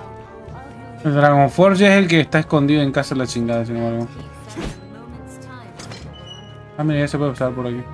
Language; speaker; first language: Spanish; native; Spanish